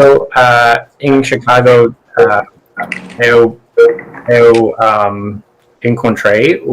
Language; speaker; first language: Portuguese; non-native, learner; English